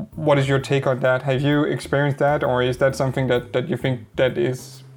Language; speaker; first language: English; non-native, fluent; Danish